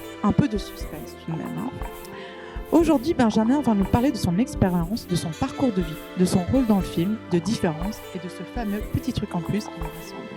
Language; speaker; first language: French; native; French